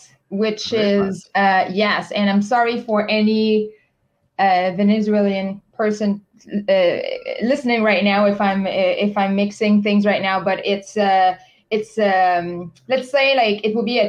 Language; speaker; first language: English; non-native, fluent; French